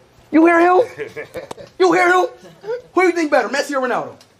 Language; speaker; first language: English; native; English